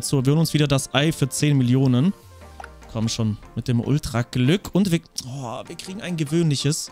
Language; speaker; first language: German; native; German